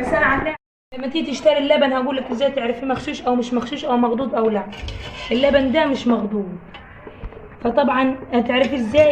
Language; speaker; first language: Arabic; native; Arabic